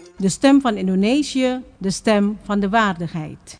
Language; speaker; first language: Dutch; non-native, fluent; Indonesian